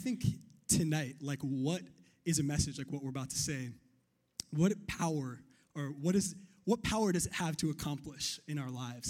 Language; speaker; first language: English; native; English